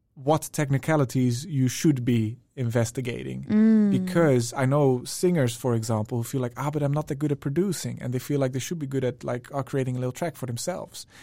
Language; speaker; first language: English; non-native, fluent; Dutch